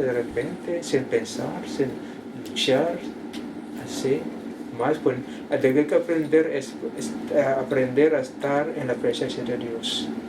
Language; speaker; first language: Spanish; non-native, learner; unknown